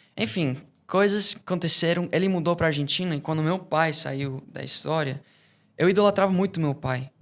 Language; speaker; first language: Portuguese; non-native, fluent; English